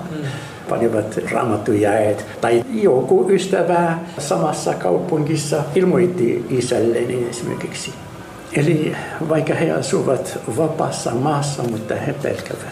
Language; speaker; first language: Finnish; non-native, fluent; Arabic